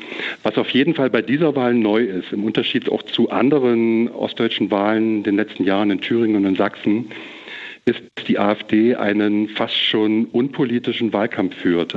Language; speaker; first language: German; native; German